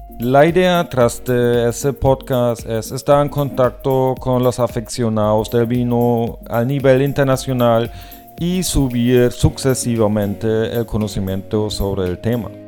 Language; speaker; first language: Spanish; non-native, fluent; German